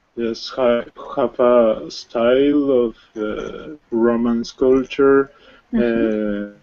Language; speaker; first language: English; non-native, learner; Spanish